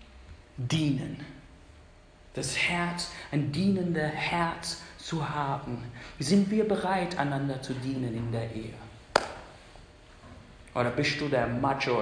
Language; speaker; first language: German; non-native, fluent; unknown